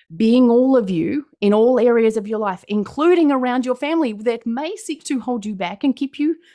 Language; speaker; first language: English; native; English